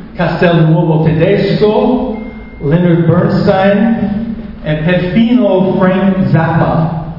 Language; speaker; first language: Italian; non-native, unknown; English